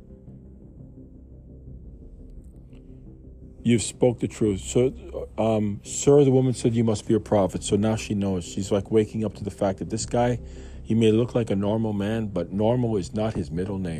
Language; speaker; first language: English; native; English